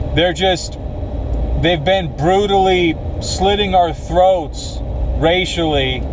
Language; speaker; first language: English; native; English